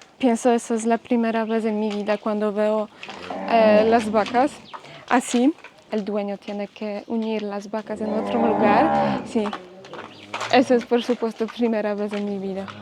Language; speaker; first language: Spanish; non-native, fluent; Polish